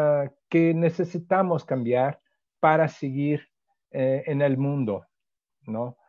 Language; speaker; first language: Spanish; non-native, fluent; Portuguese